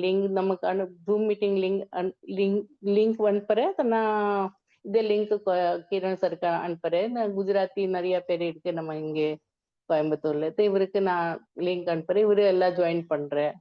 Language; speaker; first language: Tamil; non-native, learner; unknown